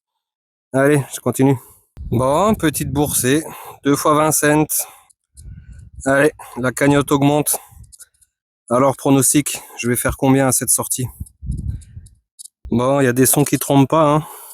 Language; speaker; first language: French; native; French